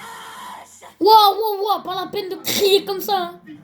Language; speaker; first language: French; native; French